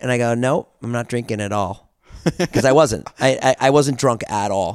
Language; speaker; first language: English; native; English